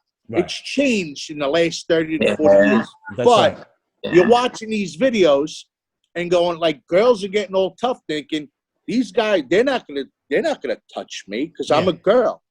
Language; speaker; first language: English; native; English